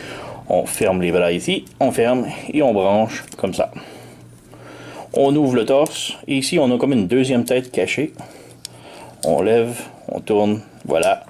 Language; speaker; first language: French; native; French